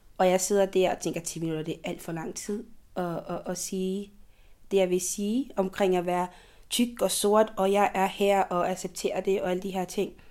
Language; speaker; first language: Danish; early bilingual, other home language; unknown